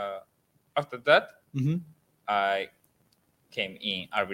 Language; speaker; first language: English; non-native, learner; Japanese